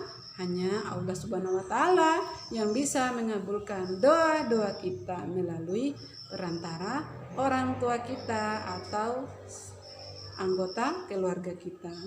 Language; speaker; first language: Indonesian; native; Indonesian